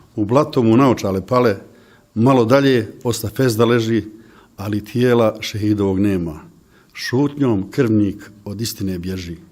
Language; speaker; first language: Bosnian; native; Bosnian